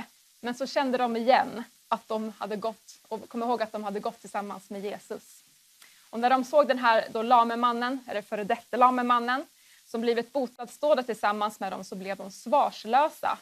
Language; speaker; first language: Swedish; native; Swedish